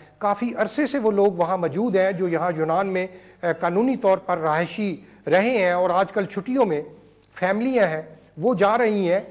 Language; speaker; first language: Urdu; non-native, local second language; Punjabi